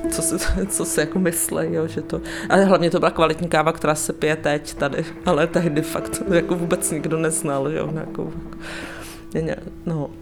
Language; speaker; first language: Czech; native; Czech